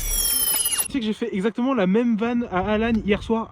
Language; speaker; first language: French; native; French